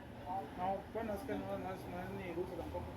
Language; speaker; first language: Spanish; native; Spanish